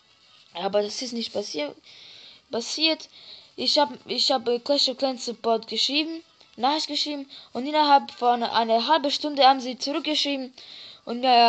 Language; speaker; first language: German; early bilingual, other home language; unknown